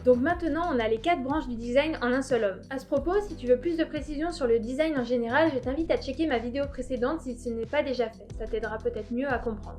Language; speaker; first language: French; native; French